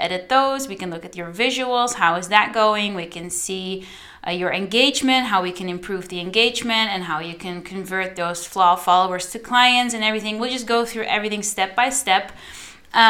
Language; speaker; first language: English; non-native, fluent; Dutch